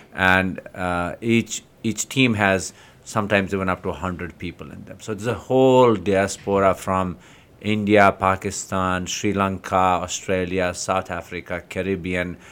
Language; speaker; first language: English; non-native, local second language; Kashmiri